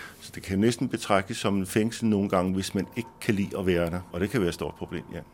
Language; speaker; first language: Danish; native; Danish